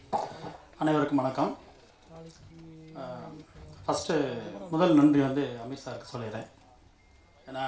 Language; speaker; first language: Tamil; native; Tamil